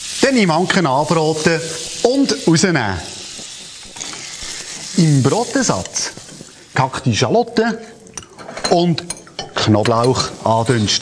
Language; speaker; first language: German; native; German